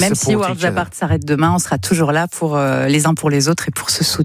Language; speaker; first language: French; native; French